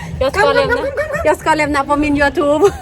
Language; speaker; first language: Swedish; non-native, learner; Thai